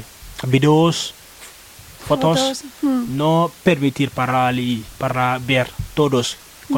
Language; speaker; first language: Spanish; non-native, learner; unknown